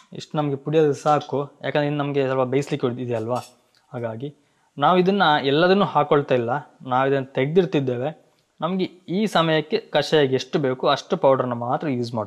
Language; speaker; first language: Kannada; non-native, local second language; Tulu